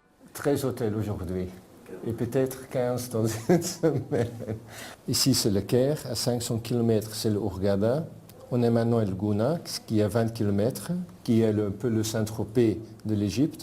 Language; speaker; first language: French; non-native, fluent; Arabic